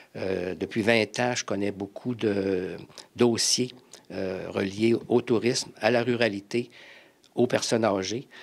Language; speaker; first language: French; native; French